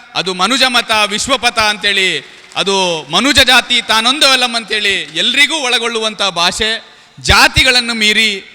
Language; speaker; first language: Kannada; non-native, local second language; Urdu